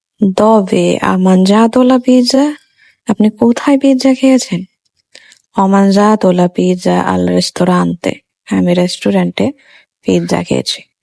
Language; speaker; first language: Italian; non-native, fluent; Bangla